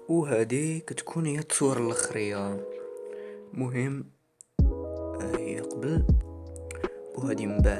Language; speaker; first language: Arabic; native; Arabic